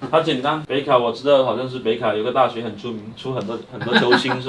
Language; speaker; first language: Chinese; native; Chinese